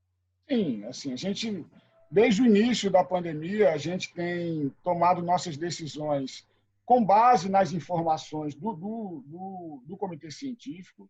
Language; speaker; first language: Portuguese; native; Portuguese